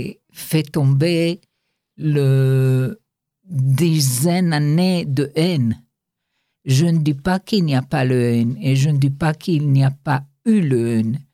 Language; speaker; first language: French; non-native, learner; Hebrew